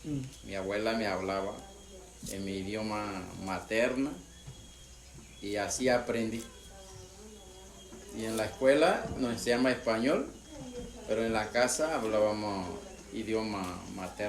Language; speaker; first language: Spanish; non-native, local second language; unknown